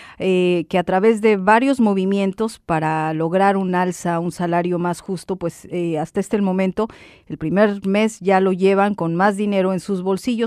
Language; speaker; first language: Spanish; native; Spanish